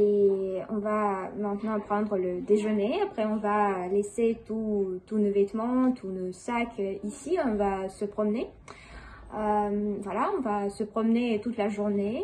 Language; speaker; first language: French; non-native, fluent; Russian